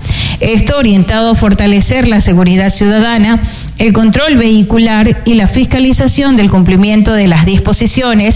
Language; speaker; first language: Spanish; native; Spanish